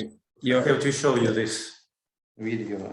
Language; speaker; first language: English; non-native, learner; Ukrainian